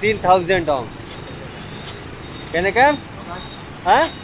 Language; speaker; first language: English; non-native, learner; Hindi